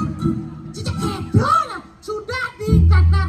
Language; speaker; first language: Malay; non-native, local second language; Balinese